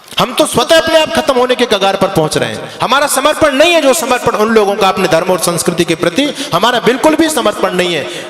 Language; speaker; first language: Hindi; native; Hindi